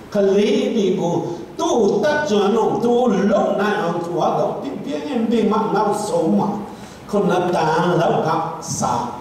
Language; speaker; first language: Burmese; non-native, local second language; Tedim Chin